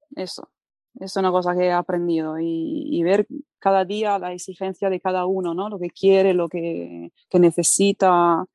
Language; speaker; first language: Spanish; non-native, fluent; Italian